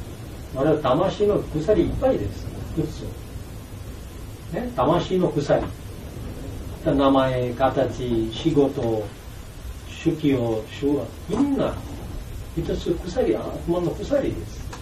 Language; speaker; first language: Japanese; non-native, learner; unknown